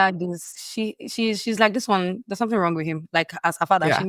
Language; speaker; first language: English; native; English